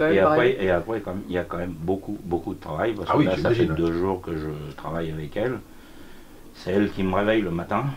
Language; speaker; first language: French; native; French